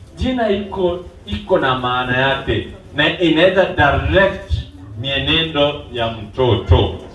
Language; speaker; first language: Swahili; non-native, local second language; Luo (Kenya and Tanzania)